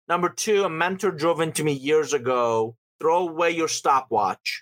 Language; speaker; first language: English; non-native, fluent; Persian